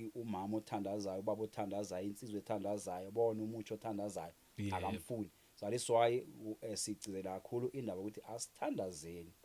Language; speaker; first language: Zulu; non-native, local second language; South Ndebele